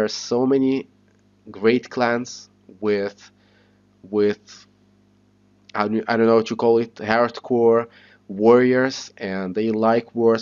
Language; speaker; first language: English; non-native, fluent; Hebrew